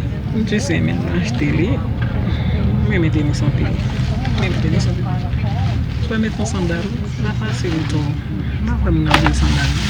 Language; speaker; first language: French; non-native, learner; Haitian Creole